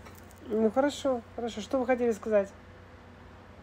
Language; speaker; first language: Russian; native; Russian